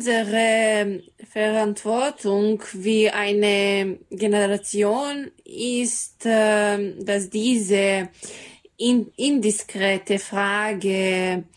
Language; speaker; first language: German; non-native, fluent; Serbian